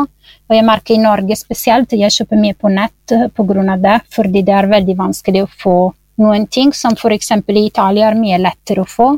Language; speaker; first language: Norwegian; non-native, fluent; Italian